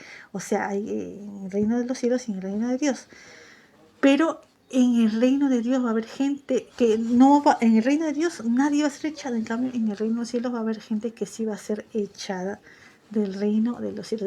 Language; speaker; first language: Spanish; native; Spanish